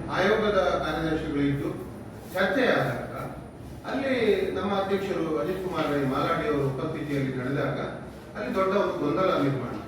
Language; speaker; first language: Kannada; non-native, local second language; Tulu